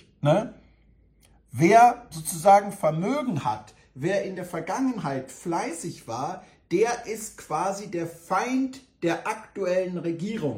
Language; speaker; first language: German; native; German